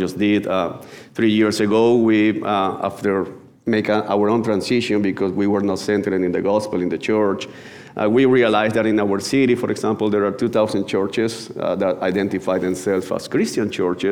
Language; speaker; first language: English; non-native, fluent; Spanish